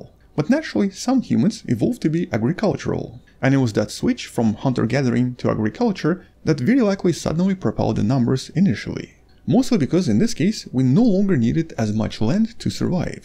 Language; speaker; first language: English; non-native, fluent; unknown